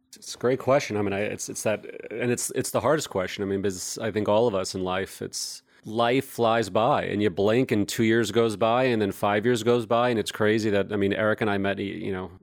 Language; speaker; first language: English; native; English